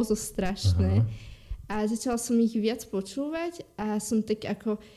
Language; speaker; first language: Slovak; native; Slovak